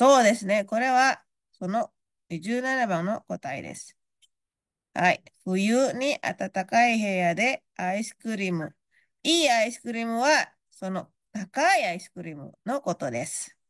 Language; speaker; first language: Japanese; non-native, fluent; Indonesian